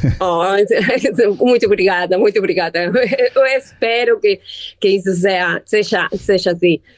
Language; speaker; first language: Portuguese; non-native, learner; Spanish